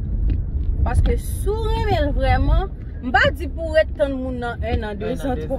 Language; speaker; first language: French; non-native, local second language; Haitian Creole